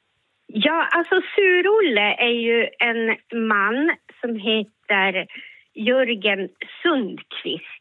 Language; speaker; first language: Swedish; native; Swedish